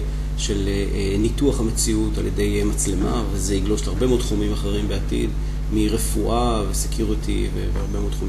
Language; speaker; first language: Hebrew; native; Hebrew